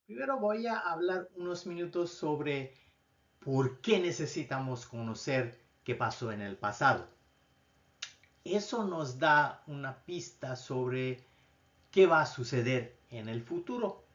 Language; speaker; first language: Spanish; non-native, fluent; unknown